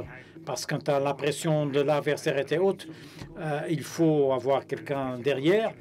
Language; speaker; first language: French; non-native, fluent; Spanish